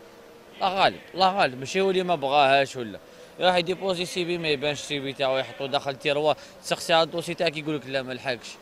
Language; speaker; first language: Arabic; native; Arabic